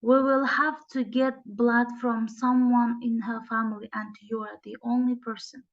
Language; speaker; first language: English; non-native, fluent; Kazakh